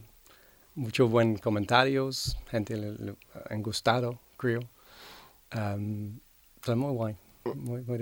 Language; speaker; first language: Spanish; non-native, fluent; English